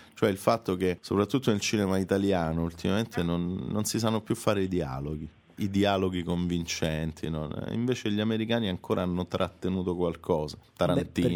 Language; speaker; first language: Italian; native; Italian